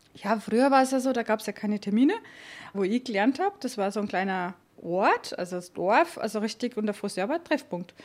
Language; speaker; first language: German; native; German